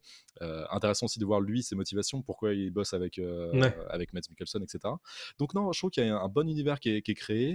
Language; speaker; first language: French; native; French